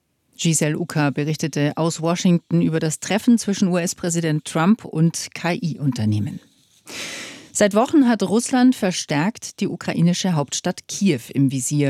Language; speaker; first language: German; native; German